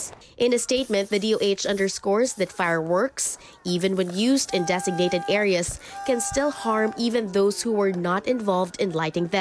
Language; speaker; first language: English; non-native, local second language; Filipino